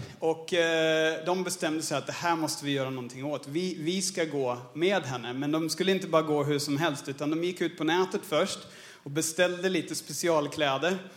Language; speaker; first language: Swedish; non-native, fluent; English